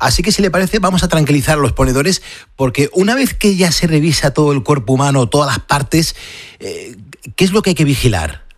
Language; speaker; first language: Spanish; native; Spanish